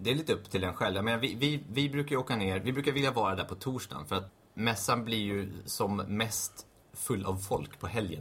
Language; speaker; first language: Swedish; native; Swedish